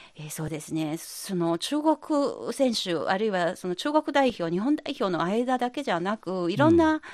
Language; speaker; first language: Japanese; non-native, fluent; Chinese